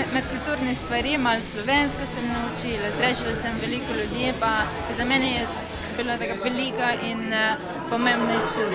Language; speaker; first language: Slovenian; non-native, learner; Belarusian